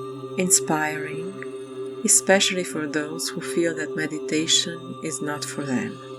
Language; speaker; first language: English; non-native, fluent; French